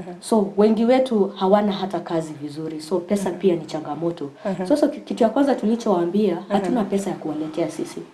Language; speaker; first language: Swahili; non-native, local second language; Gusii